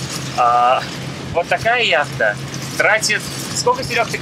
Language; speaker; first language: Russian; native; Russian